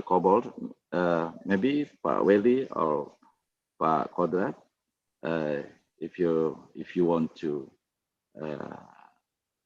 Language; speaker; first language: English; non-native, fluent; Indonesian